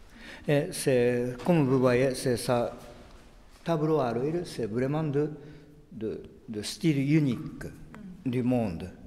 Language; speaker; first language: French; non-native, fluent; Japanese